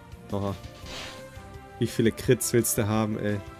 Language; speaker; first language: German; native; German